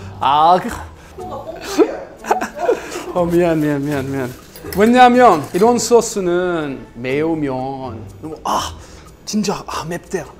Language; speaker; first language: Korean; non-native, learner; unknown